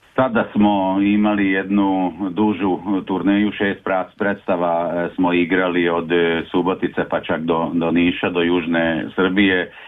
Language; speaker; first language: Serbian; early bilingual, heritage; Serbian